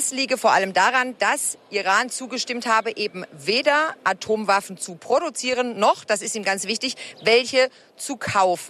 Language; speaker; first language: German; native; German